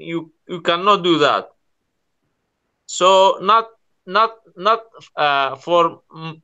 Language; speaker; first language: English; non-native, learner; Kurdish